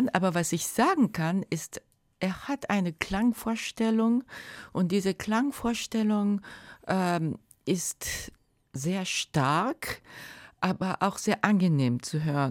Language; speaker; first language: German; non-native, fluent; Japanese